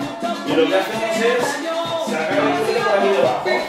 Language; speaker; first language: Spanish; native; Spanish